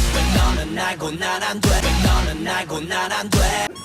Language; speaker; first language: Korean; native; Korean